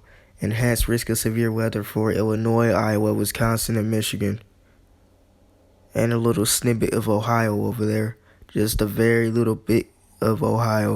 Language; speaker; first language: English; native; English